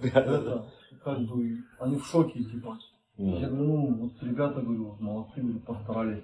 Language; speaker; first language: Russian; native; Russian